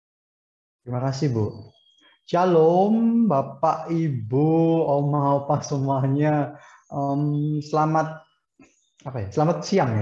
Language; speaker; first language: Indonesian; native; Indonesian